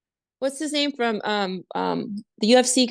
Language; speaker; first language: English; native; English